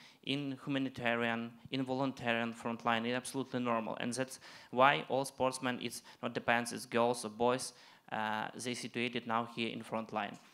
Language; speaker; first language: English; non-native, learner; Ukrainian